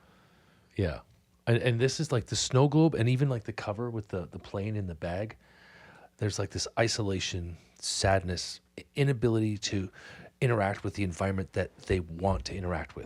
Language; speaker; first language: English; native; English